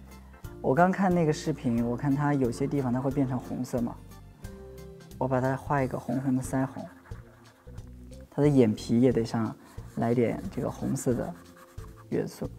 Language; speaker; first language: Chinese; native; Chinese